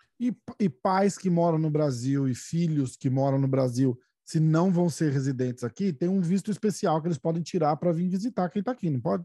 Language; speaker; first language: Portuguese; native; Portuguese